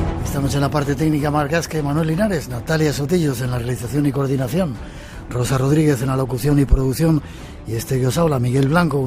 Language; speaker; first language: Spanish; native; Spanish